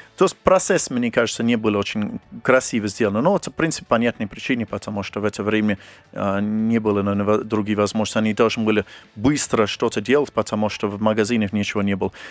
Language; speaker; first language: Russian; non-native, fluent; English